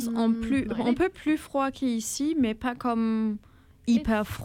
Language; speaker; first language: French; non-native, fluent; German